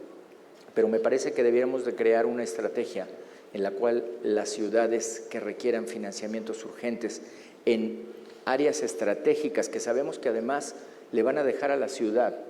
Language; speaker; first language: Spanish; native; Spanish